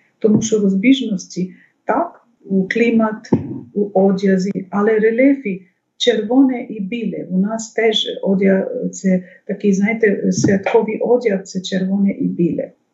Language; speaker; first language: Ukrainian; non-native, fluent; Bangla